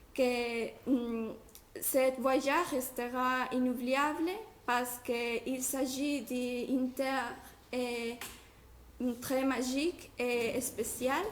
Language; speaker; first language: French; non-native, learner; Spanish